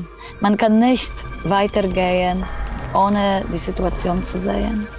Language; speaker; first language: German; non-native, fluent; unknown